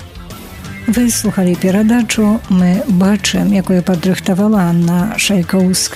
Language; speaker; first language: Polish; non-native, local second language; Belarusian